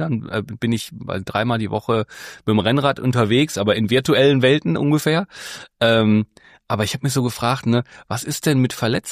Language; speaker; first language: German; native; German